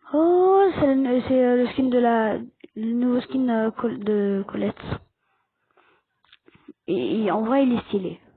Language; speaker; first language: French; native; French